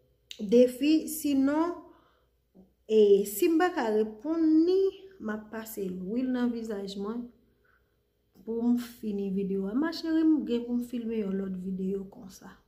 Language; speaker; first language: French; non-native, learner; Haitian Creole